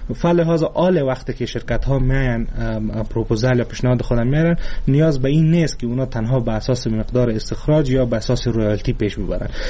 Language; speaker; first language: Persian; non-native, local second language; Pashto